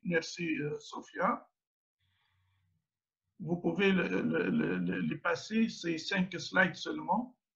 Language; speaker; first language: French; non-native, local second language; Arabic